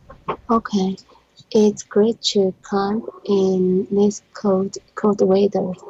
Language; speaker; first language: English; non-native, learner; Chinese